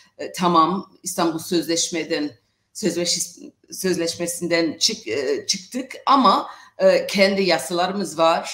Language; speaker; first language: Turkish; non-native, fluent; English